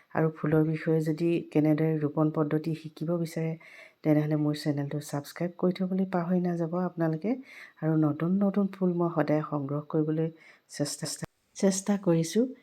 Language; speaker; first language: Assamese; native; Assamese